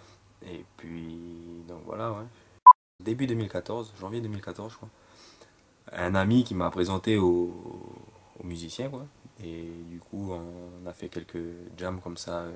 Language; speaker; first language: French; native; French